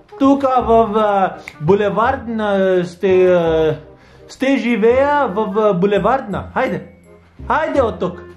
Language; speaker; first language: Bulgarian; non-native, learner; English